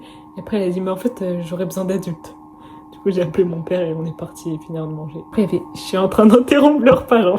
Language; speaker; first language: French; native; French